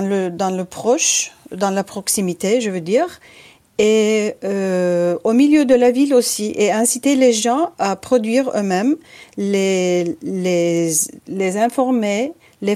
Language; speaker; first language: French; non-native, fluent; Turkish